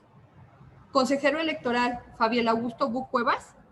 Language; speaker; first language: Spanish; native; Spanish